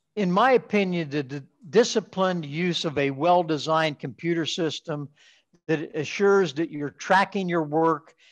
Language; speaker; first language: English; native; English